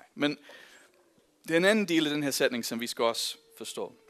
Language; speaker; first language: Danish; non-native, fluent; English